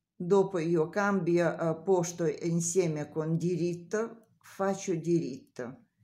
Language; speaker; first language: Italian; non-native, learner; Russian